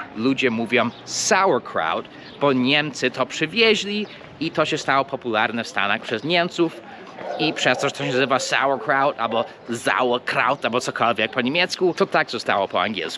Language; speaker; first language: Polish; early bilingual, heritage; English